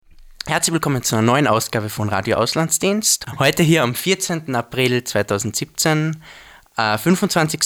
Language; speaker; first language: German; native; German